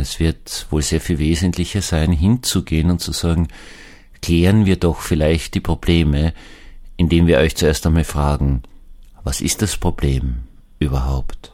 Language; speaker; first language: German; native; German